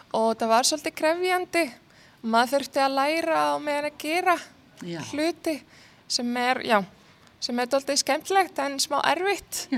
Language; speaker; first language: Icelandic; non-native, fluent; Arabic